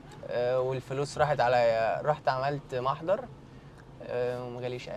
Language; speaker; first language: Arabic; native; Arabic